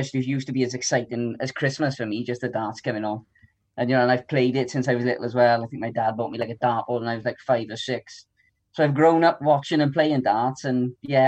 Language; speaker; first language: English; native; English